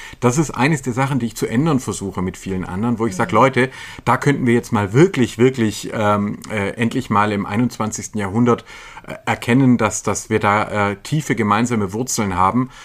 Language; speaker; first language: German; native; German